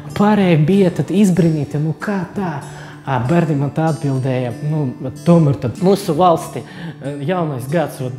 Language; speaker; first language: Latvian; non-native, local second language; Russian